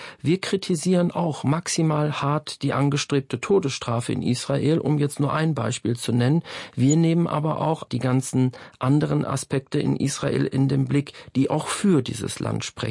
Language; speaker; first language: German; native; German